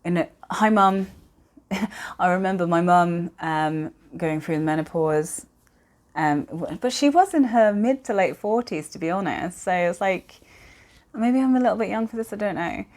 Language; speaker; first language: English; native; English